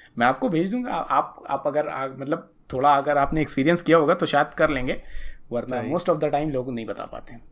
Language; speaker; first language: Hindi; native; Hindi